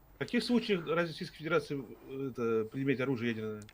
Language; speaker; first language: Russian; native; Russian